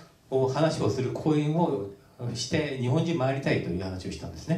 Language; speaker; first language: Japanese; native; Japanese